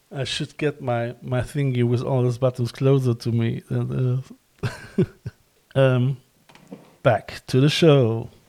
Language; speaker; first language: English; non-native, fluent; German